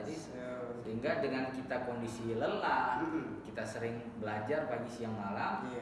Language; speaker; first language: Indonesian; native; Indonesian